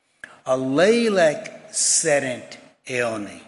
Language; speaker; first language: Hungarian; non-native, fluent; English